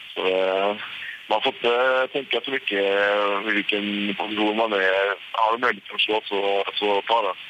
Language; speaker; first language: Swedish; native; Swedish